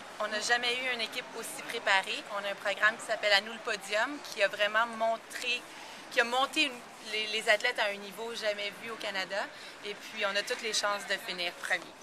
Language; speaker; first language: French; native; French